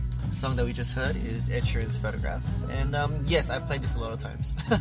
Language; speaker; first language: English; early bilingual, other home language; Korean